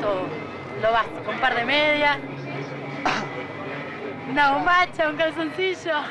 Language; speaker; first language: Spanish; native; Spanish